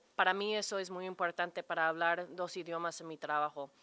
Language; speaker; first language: Spanish; early bilingual, heritage; Spanish